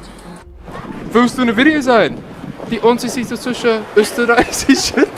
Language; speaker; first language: German; non-native, learner; English